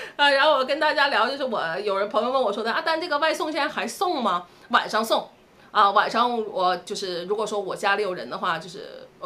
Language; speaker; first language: Chinese; native; Chinese